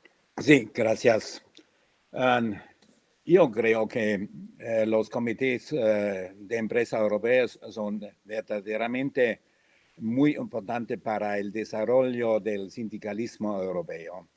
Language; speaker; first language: Spanish; non-native, fluent; German